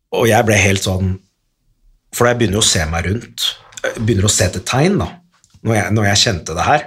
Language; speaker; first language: Norwegian; early bilingual, other home language; Arabic